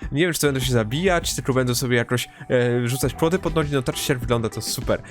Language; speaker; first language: Polish; native; Polish